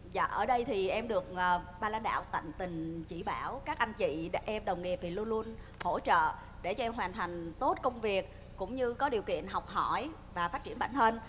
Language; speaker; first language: Vietnamese; native; Vietnamese